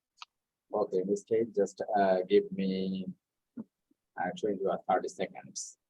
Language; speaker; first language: English; non-native, fluent; Bangla